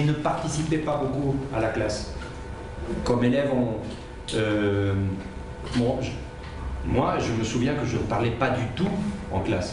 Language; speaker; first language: French; native; French